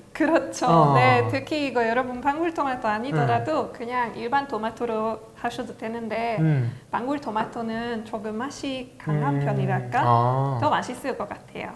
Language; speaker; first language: Korean; non-native, fluent; Hungarian